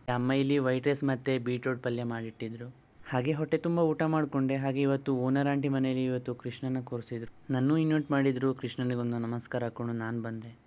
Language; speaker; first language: Kannada; non-native, local second language; Tulu